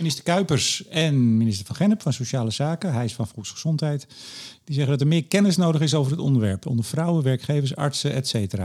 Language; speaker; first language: Dutch; native; Dutch